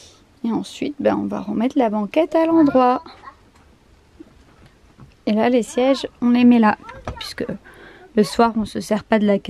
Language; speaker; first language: French; native; French